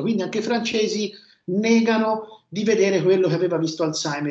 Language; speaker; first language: Italian; native; Italian